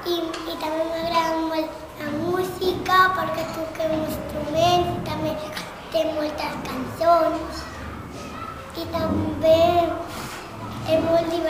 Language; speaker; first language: Catalan; early bilingual, other home language; Spanish